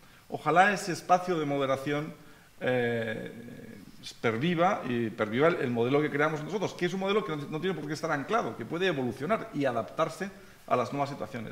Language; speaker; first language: Spanish; native; Spanish